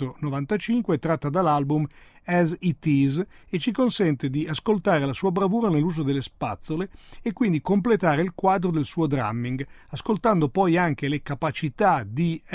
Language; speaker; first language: Italian; native; Italian